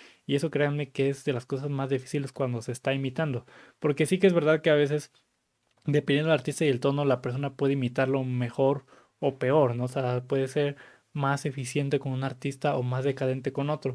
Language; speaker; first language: Spanish; native; Spanish